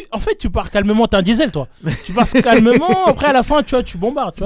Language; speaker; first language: French; native; French